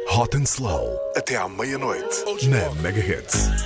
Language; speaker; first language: Portuguese; native; Portuguese